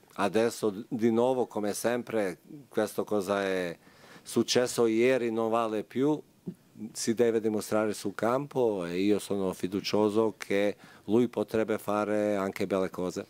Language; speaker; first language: Italian; non-native, fluent; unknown